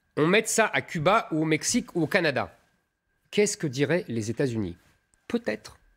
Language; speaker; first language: French; native; French